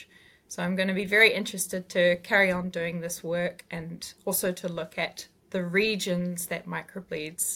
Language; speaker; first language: English; native; English